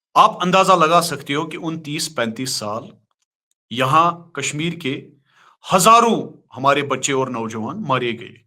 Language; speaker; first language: Urdu; non-native, local second language; Kashmiri